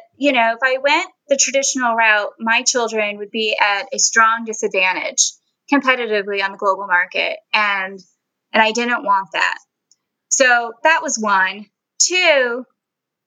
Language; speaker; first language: English; early bilingual, other home language; Spanish